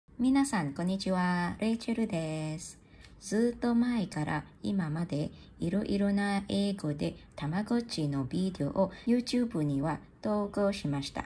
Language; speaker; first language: Japanese; non-native, learner; English